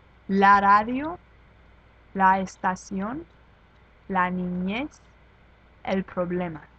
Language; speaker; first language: Spanish; non-native, fluent; English